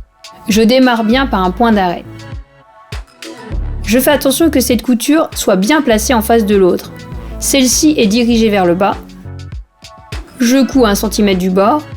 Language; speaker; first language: French; native; French